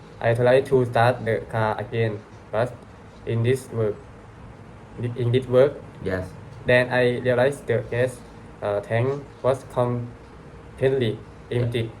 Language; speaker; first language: English; non-native, learner; Thai